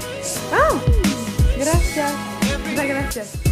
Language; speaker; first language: Spanish; non-native, learner; French